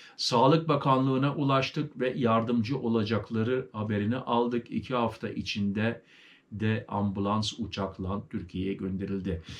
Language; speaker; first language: Turkish; early bilingual, heritage; Turkish